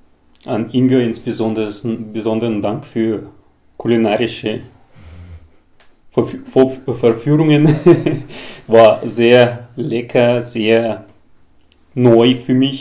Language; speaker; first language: German; non-native, fluent; Russian